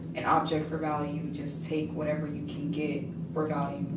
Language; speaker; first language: English; native; English